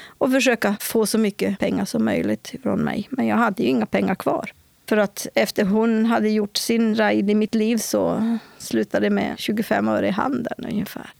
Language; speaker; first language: Swedish; native; Swedish